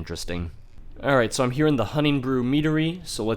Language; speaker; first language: English; native; English